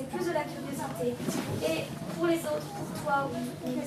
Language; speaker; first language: French; native; French